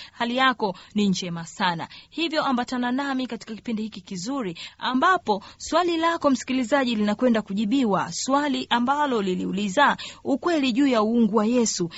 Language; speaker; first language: Swahili; native; Swahili